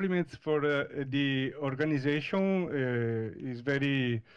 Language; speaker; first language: English; non-native, learner; Italian